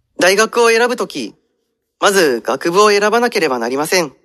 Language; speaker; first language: Japanese; non-native, learner; Indonesian